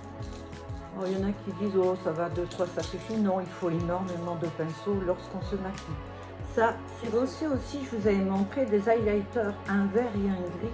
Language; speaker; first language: French; native; French